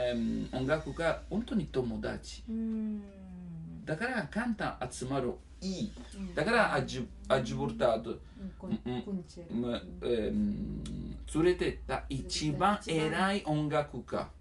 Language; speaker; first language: Japanese; non-native, learner; Italian